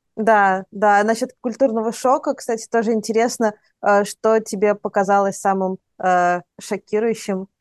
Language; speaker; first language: Russian; native; Russian